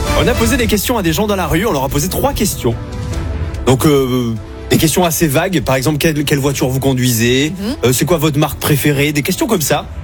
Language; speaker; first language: French; native; French